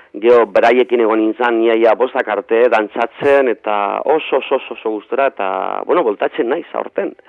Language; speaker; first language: Basque; non-native, local second language; Spanish